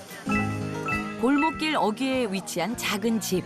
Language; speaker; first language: Korean; native; Korean